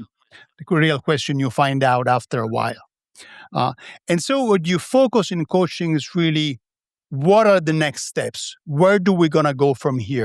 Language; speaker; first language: English; non-native, fluent; Italian